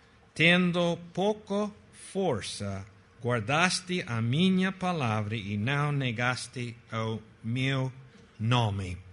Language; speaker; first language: Portuguese; non-native, fluent; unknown